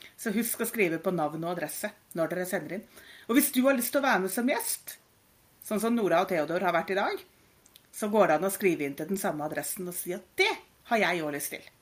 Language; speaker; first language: Norwegian; native; Norwegian